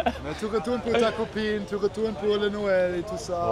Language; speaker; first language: French; non-native, fluent; Portuguese